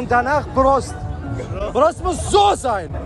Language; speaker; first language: German; non-native, learner; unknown